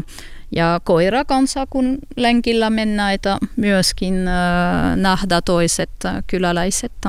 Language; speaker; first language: Finnish; non-native, learner; French